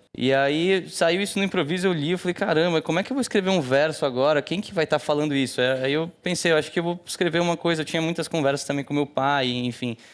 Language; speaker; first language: Portuguese; native; Portuguese